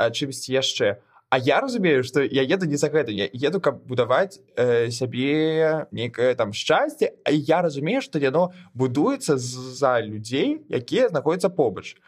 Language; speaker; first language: Belarusian; non-native, local second language; Russian